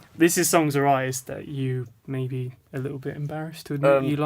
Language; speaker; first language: English; native; English